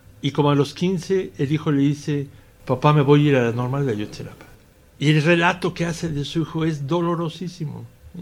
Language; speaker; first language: Spanish; native; Spanish